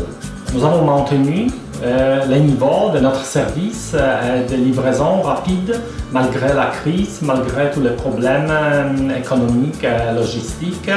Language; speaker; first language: French; non-native, fluent; Polish